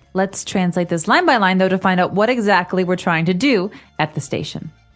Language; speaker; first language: English; native; English